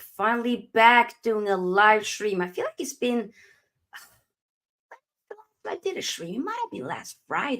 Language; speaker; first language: English; native; English